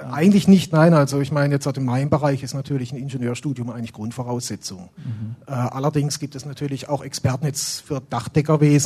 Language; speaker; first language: German; native; German